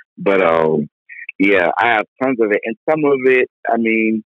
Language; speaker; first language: English; native; English